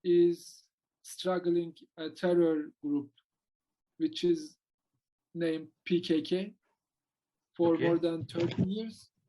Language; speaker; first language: English; non-native, learner; Turkish